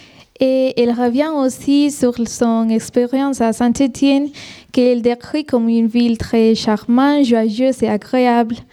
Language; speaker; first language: French; non-native, fluent; Spanish